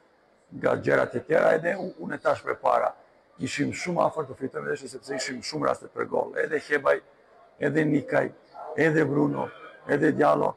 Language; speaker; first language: Albanian; non-native, learner; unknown